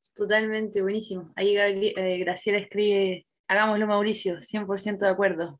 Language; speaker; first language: Spanish; native; Spanish